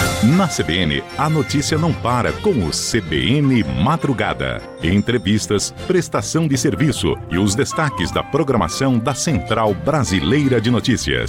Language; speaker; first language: Portuguese; native; Portuguese